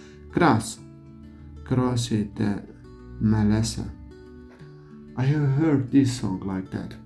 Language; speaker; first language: English; non-native, learner; Kurdish